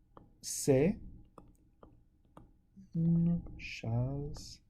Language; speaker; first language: French; non-native, fluent; English